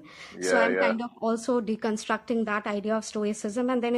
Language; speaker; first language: English; non-native, local second language; Bangla